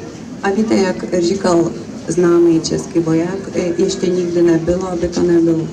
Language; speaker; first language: Czech; non-native, learner; Lithuanian